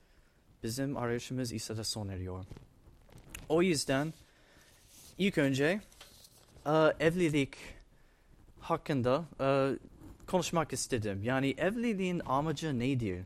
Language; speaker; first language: Turkish; non-native, fluent; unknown